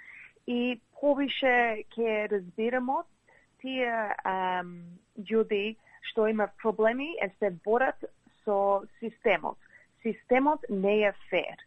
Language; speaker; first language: Macedonian; early bilingual, heritage; English